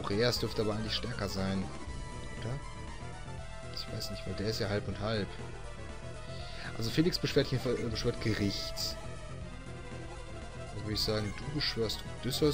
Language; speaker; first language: German; native; German